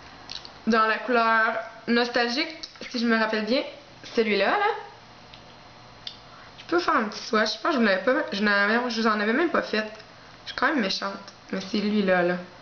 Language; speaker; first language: French; native; French